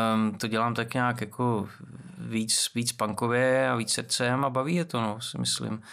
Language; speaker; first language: Czech; native; Czech